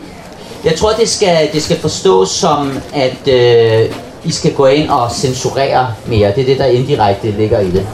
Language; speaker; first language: Danish; native; Danish